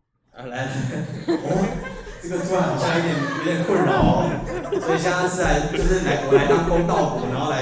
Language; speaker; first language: Chinese; native; Chinese